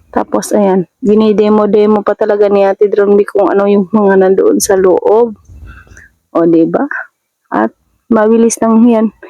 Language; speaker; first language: Filipino; native; Filipino